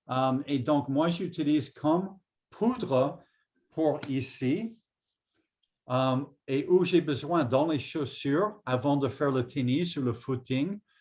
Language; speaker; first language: French; non-native, fluent; English